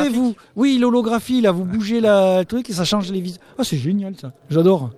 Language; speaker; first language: French; native; French